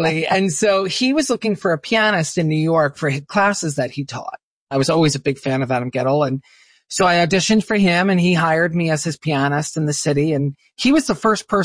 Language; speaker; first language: English; native; English